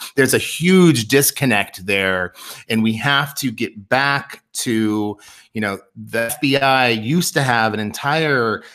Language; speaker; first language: English; native; English